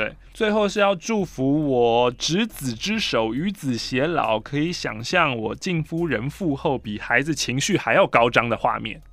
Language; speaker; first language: Chinese; native; Chinese